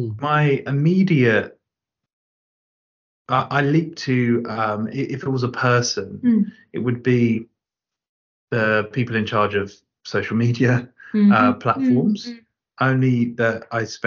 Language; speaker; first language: English; native; English